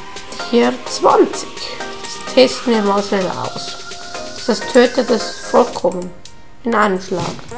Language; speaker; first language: German; native; German